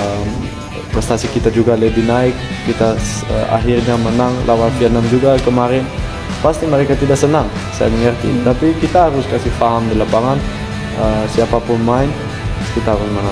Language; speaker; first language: Indonesian; non-native, fluent; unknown